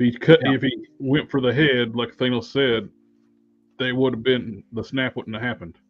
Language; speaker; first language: English; native; English